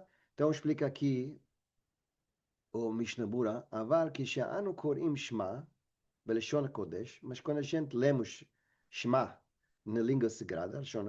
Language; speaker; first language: Portuguese; non-native, fluent; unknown